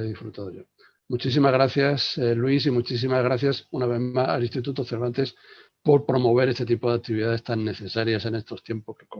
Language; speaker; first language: Spanish; native; Spanish